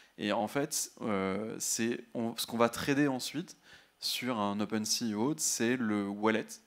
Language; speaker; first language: French; native; French